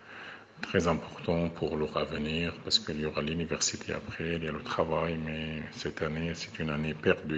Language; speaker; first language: French; non-native, fluent; Arabic